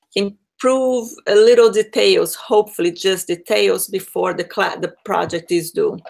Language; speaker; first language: English; non-native, fluent; Portuguese